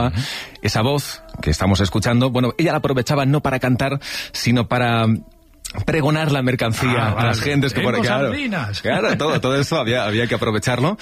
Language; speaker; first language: Spanish; native; Spanish